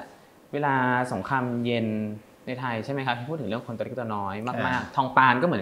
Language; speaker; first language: Thai; native; Thai